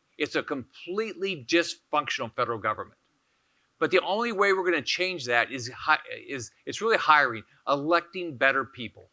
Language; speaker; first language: English; native; English